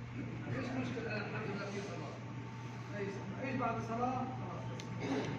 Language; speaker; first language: Arabic; non-native, learner; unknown